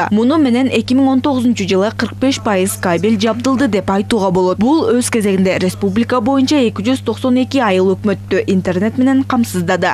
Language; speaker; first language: Kyrgyz; native; Kyrgyz